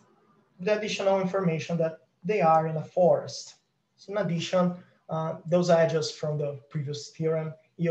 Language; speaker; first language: English; non-native, fluent; Portuguese